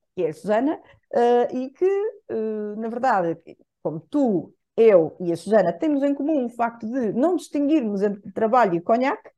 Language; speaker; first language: Portuguese; native; Portuguese